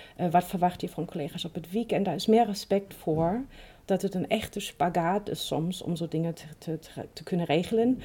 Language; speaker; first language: Dutch; non-native, fluent; German